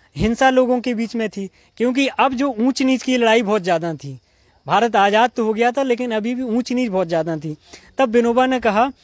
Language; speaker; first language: Hindi; native; Hindi